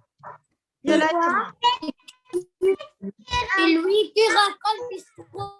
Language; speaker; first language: French; non-native, learner; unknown